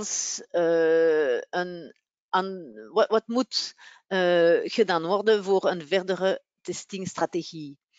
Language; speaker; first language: Dutch; non-native, local second language; French